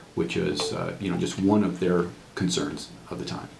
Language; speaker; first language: English; native; English